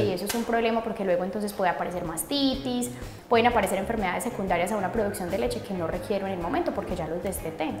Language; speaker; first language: Spanish; native; Spanish